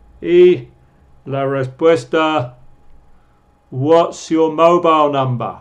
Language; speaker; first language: Spanish; non-native, fluent; English